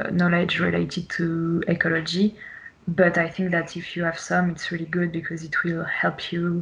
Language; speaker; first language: English; non-native, fluent; French